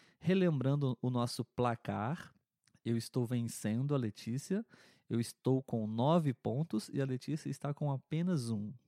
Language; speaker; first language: Portuguese; native; Portuguese